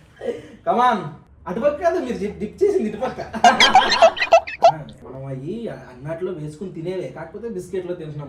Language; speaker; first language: Telugu; native; Telugu